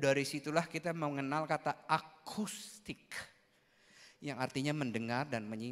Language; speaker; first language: Indonesian; native; Indonesian